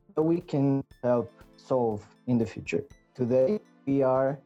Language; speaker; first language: English; non-native, fluent; Spanish